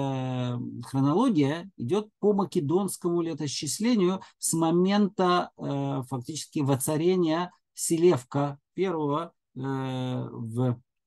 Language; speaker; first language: Russian; native; Russian